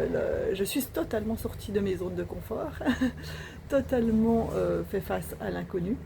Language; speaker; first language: French; native; French